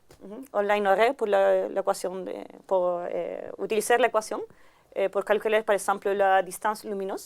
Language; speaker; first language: French; non-native, learner; Spanish